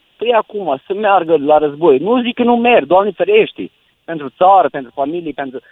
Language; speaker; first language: Romanian; native; Romanian